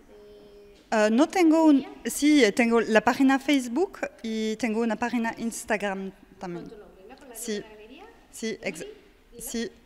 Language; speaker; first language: Spanish; non-native, fluent; French